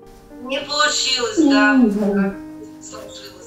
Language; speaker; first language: Russian; native; Russian